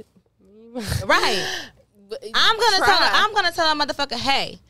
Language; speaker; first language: English; native; English